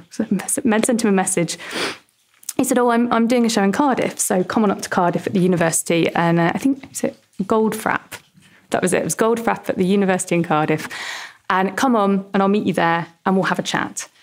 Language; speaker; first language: English; native; English